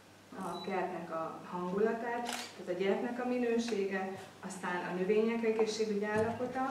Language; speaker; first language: Hungarian; native; Hungarian